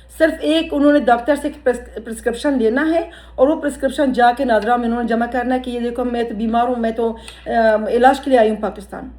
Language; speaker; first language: Urdu; early bilingual, heritage; Urdu